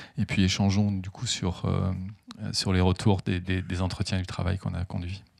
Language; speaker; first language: French; native; French